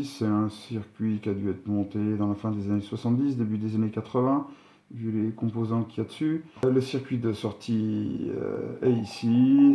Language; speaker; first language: French; native; French